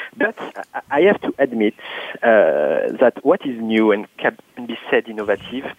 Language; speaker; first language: English; non-native, fluent; French